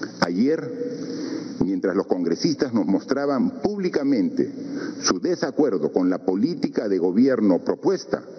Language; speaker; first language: Spanish; native; Spanish